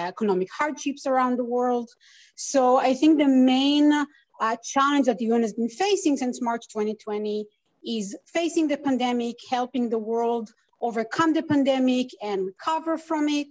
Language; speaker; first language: English; non-native, fluent; Hebrew